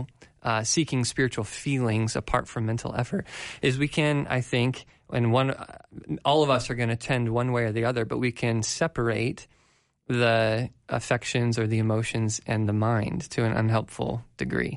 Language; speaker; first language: English; native; English